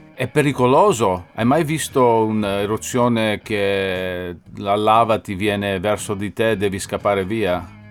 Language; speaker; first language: Italian; non-native, fluent; English